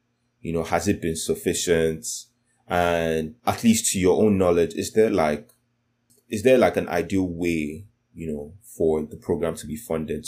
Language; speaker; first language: English; non-native, local second language; Yoruba